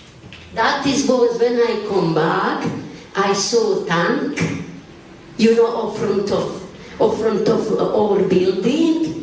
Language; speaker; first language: English; non-native, learner; Bosnian